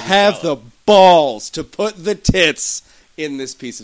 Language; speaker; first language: English; native; English